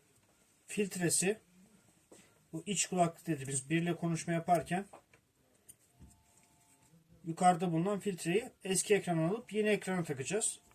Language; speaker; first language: Turkish; native; Turkish